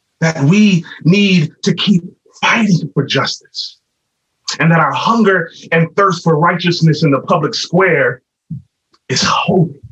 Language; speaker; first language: English; native; English